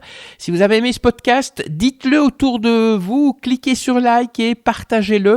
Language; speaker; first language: French; native; French